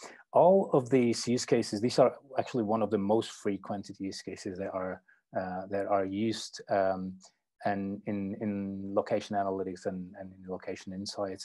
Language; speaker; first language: English; non-native, fluent; Czech